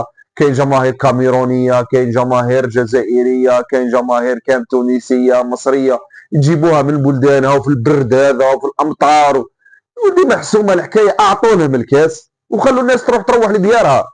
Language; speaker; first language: Arabic; native; Arabic